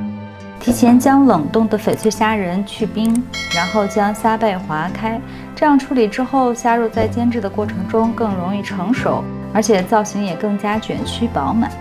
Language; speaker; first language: Chinese; native; Chinese